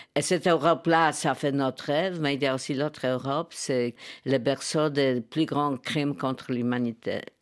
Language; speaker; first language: French; non-native, fluent; Polish